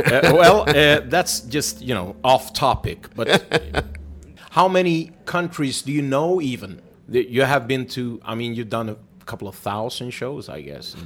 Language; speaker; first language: English; non-native, fluent; Swedish